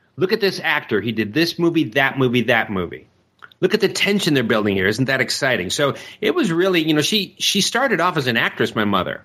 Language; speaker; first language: English; native; English